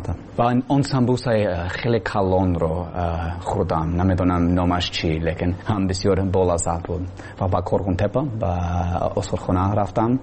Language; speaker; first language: Persian; non-native, learner; English